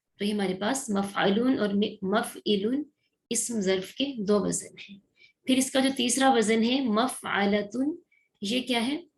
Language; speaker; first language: Urdu; native; Urdu